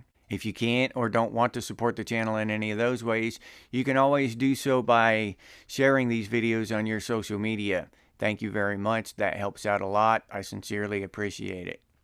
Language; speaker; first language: English; native; English